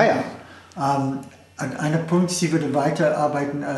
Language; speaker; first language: German; non-native, fluent; English